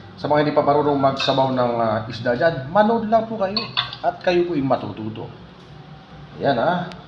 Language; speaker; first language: Filipino; non-native, local second language; Waray